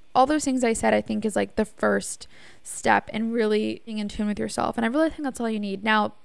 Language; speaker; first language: English; native; English